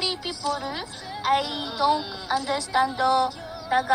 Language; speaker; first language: English; non-native, learner; Filipino